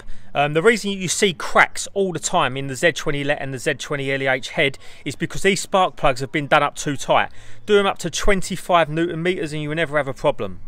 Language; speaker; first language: English; native; English